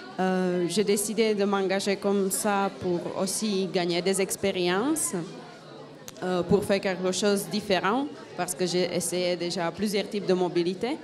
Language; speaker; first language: French; non-native, fluent; Czech